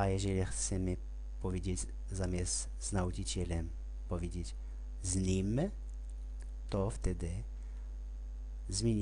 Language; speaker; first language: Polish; non-native, fluent; Arabic